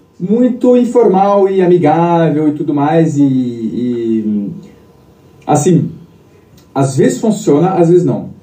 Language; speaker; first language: Portuguese; non-native, fluent; French